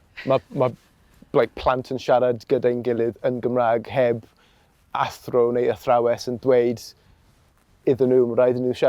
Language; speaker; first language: Welsh; non-native, local second language; English